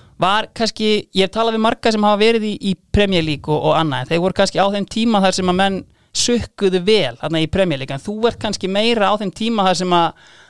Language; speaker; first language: Icelandic; native; Icelandic